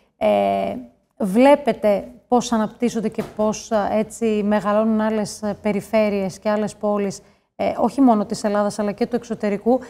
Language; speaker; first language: Greek; native; Greek